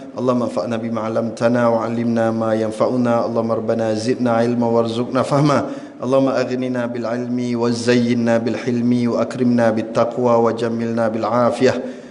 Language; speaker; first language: Malay; native; Malay